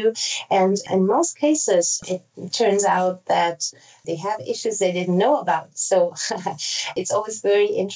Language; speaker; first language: English; non-native, fluent; Italian